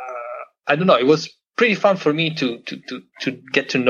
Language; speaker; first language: English; non-native, fluent; Italian